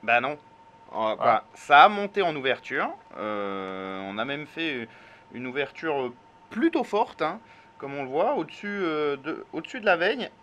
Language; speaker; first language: French; native; French